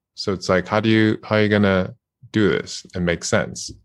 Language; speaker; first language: English; non-native, fluent; Japanese